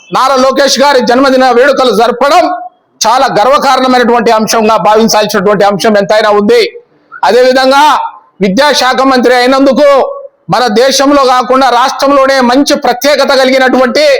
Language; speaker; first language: Telugu; native; Telugu